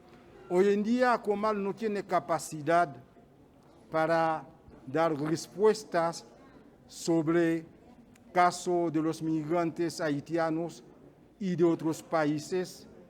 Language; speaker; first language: Spanish; non-native, fluent; Haitian Creole